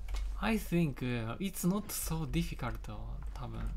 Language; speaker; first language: English; non-native, learner; Japanese